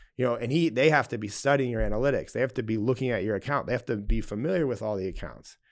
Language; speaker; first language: English; native; English